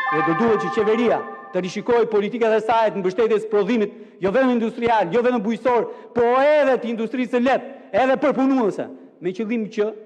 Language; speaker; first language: Albanian; native; Albanian